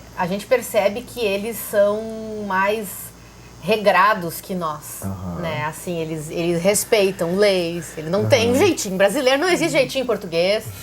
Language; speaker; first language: Portuguese; native; Portuguese